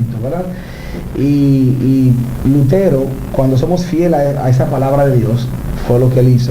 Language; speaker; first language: Spanish; native; Spanish